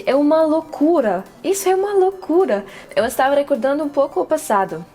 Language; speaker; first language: Portuguese; non-native, fluent; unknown